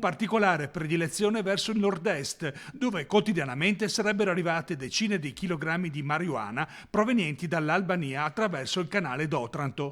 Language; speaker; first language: Italian; native; Italian